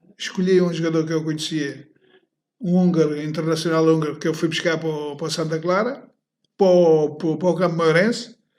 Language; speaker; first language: Portuguese; native; Portuguese